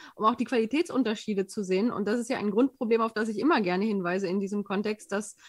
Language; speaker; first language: German; native; German